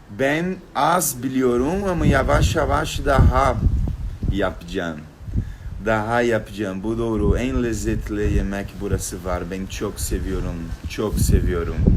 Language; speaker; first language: Turkish; non-native, learner; Portuguese